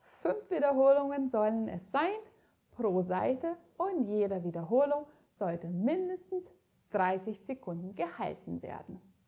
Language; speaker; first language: German; native; German